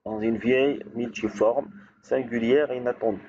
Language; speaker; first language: French; non-native, local second language; Arabic